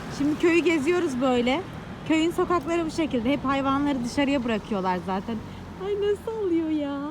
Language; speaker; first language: Turkish; native; Turkish